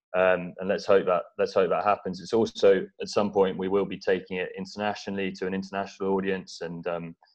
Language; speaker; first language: English; native; English